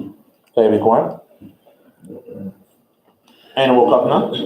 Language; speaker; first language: Arabic; non-native, fluent; English